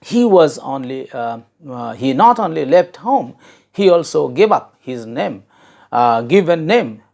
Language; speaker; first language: English; non-native, local second language; Bangla